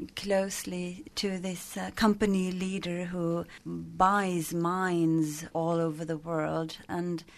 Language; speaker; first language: English; non-native, fluent; Swedish